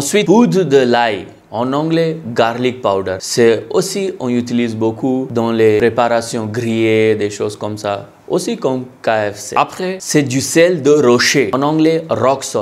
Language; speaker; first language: French; non-native, learner; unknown